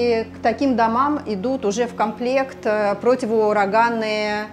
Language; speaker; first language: Russian; native; Russian